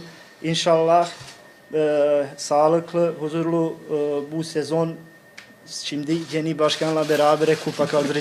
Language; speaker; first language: Turkish; non-native, fluent; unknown